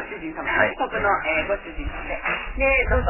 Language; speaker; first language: Japanese; native; Japanese